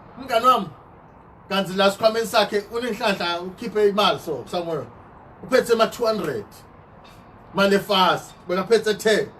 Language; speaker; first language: Zulu; non-native, local second language; Swati